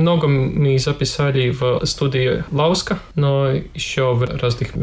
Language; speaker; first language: Russian; non-native, local second language; Latvian